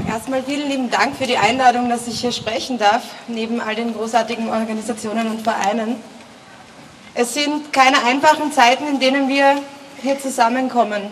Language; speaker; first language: German; native; German